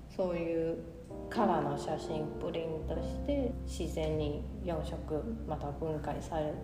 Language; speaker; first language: Japanese; non-native, fluent; Chinese